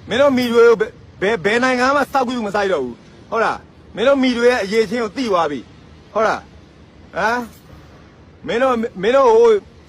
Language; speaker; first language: Burmese; native; Burmese